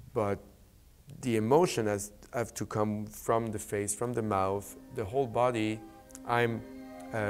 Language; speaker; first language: English; native; English